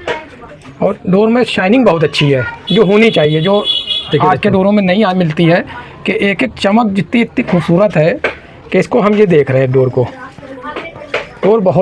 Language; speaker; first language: Hindi; native; Hindi